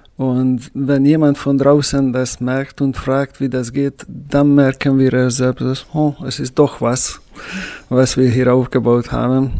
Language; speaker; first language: German; non-native, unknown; Hungarian